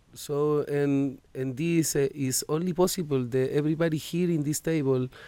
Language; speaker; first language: English; non-native, fluent; Spanish